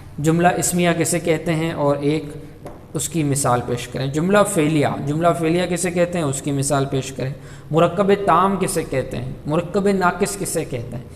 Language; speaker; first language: Urdu; native; Urdu